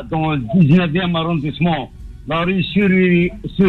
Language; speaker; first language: French; non-native, learner; Arabic